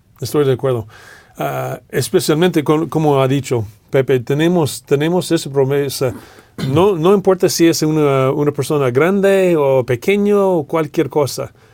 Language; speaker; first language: Spanish; non-native, fluent; English